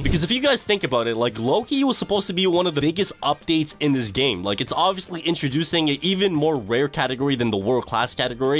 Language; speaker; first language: English; native; English